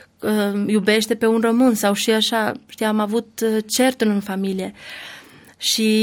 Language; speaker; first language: Romanian; non-native, learner; Albanian